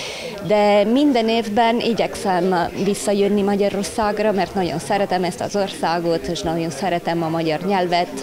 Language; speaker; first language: Hungarian; non-native, fluent; Italian